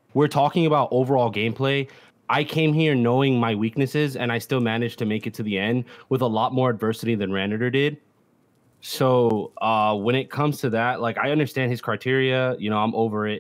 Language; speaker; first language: English; native; English